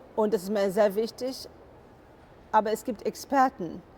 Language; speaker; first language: German; non-native, fluent; English